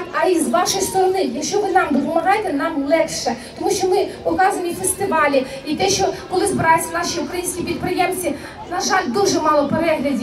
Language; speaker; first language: Ukrainian; native; Ukrainian